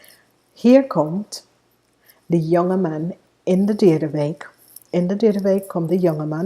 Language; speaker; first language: Dutch; non-native, fluent; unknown